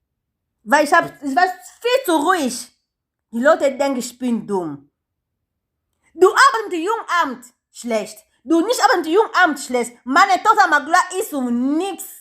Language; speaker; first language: German; non-native, learner; Lingala